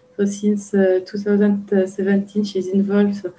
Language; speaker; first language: English; non-native, fluent; French